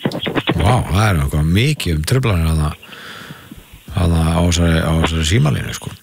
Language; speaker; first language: Icelandic; native; Icelandic